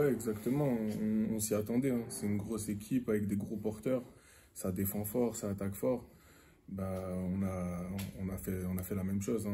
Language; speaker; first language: French; native; French